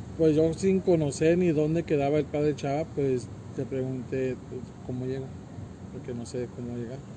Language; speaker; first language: Spanish; early bilingual, heritage; Spanish